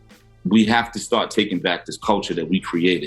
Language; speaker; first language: English; native; English